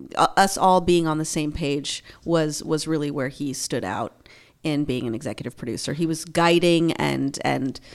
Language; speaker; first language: English; early bilingual, other home language; Spanish